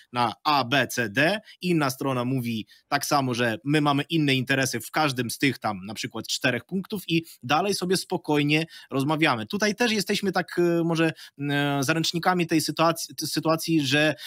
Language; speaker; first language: Polish; non-native, fluent; Ukrainian